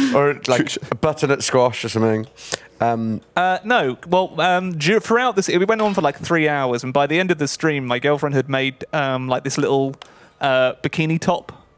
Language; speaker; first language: English; native; English